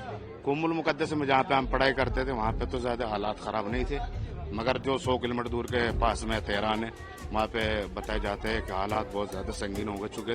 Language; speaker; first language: Hindi; native; Hindi